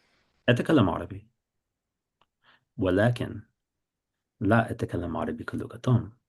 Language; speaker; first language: Arabic; non-native, fluent; English